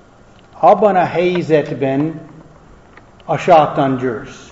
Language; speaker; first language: Hungarian; non-native, fluent; English